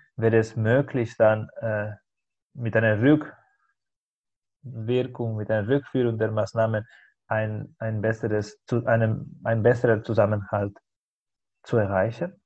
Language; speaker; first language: German; non-native, fluent; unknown